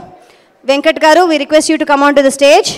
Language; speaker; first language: Telugu; native; Telugu